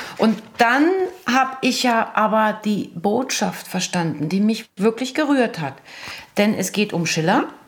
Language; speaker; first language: German; early bilingual, other home language; Croatian